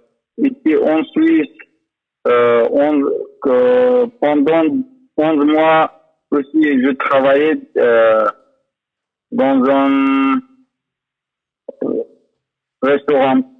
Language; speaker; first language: French; non-native, learner; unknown